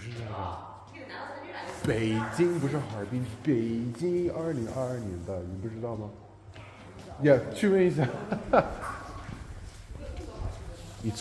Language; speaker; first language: Chinese; non-native, learner; English